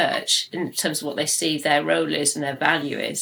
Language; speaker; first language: English; native; English